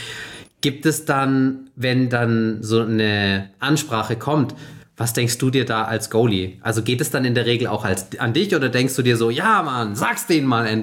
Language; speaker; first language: German; native; German